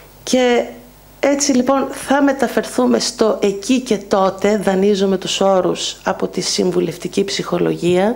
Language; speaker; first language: Greek; native; Greek